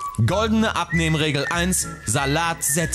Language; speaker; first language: German; native; German